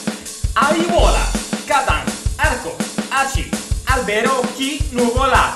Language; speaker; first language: Japanese; non-native, fluent; Italian